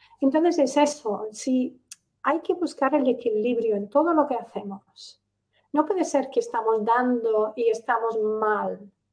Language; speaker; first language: Spanish; non-native, fluent; English